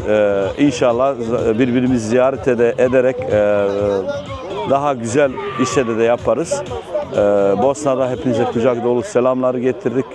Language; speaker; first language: Turkish; non-native, fluent; Bosnian